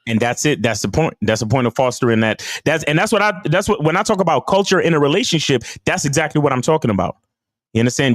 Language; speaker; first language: English; native; English